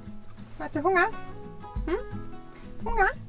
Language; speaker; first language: German; native; German